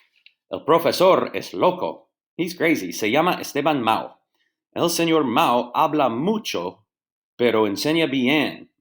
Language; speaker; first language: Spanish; non-native, fluent; English